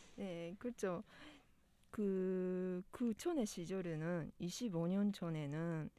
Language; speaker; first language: Korean; non-native, fluent; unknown